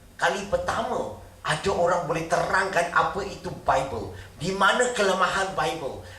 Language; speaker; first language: Malay; non-native, local second language; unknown